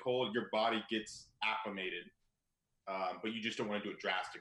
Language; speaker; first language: English; native; English